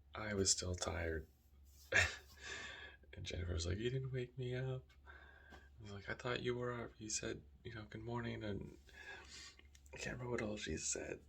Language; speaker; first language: English; native; English